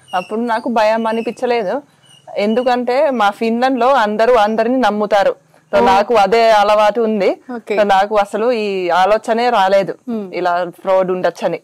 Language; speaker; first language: Telugu; non-native, fluent; Finnish